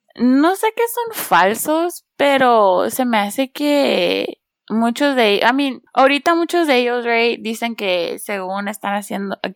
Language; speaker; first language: Spanish; early bilingual, heritage; Spanish